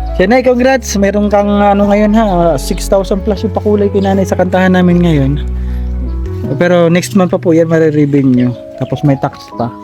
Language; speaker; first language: Filipino; non-native, local second language; Waray